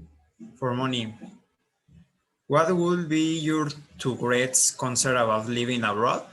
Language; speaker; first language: English; non-native, learner; Spanish